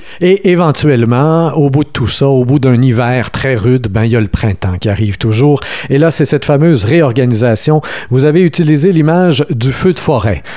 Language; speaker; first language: French; native; French